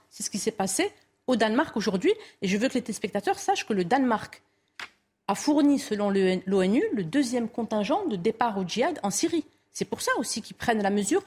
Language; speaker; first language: French; non-native, local second language; Arabic